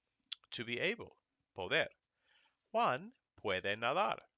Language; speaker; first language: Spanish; non-native, fluent; English